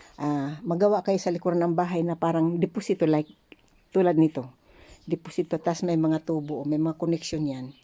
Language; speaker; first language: Filipino; native; Filipino